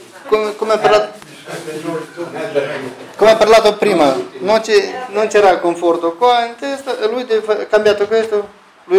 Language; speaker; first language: Italian; non-native, fluent; Romanian